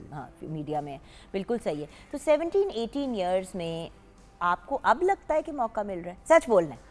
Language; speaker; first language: Urdu; non-native, local second language; Punjabi